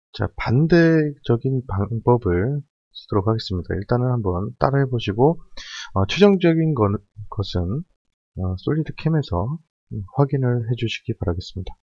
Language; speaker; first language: Korean; native; Korean